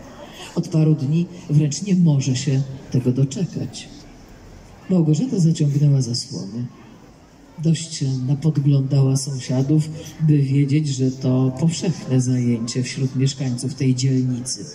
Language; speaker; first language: Polish; native; Polish